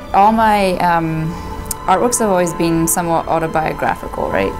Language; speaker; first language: English; non-native, fluent; Polish